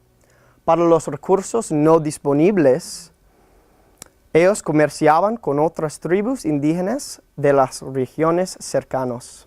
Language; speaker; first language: Spanish; non-native, learner; English